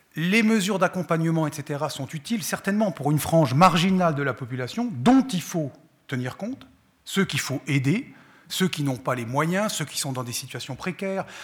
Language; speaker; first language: French; native; French